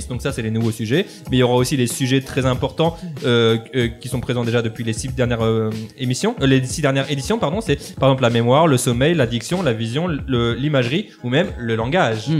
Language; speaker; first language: French; native; French